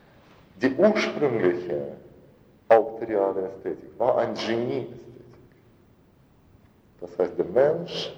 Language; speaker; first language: German; non-native, fluent; Russian